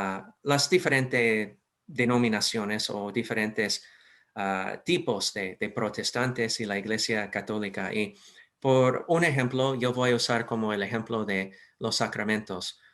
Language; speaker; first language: Spanish; non-native, fluent; English